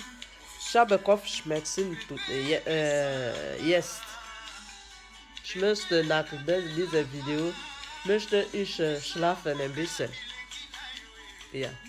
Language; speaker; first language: German; non-native, learner; French